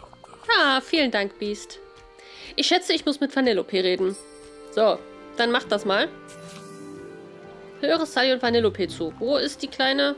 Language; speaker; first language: German; native; German